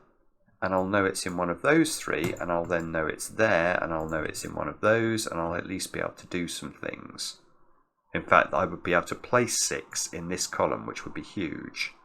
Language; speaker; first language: English; native; English